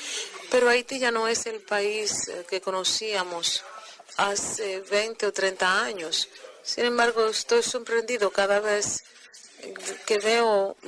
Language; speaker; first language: Spanish; non-native, fluent; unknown